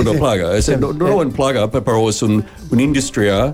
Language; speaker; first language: Spanish; non-native, learner; English